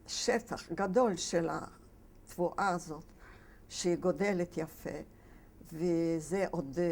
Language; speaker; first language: Hebrew; non-native, fluent; Polish